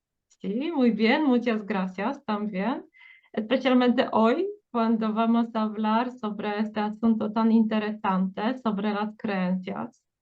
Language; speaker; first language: Spanish; non-native, fluent; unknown